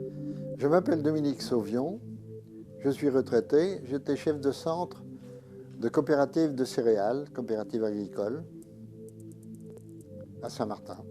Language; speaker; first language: French; native; French